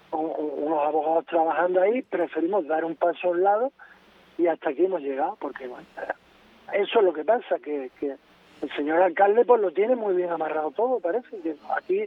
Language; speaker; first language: Spanish; native; Spanish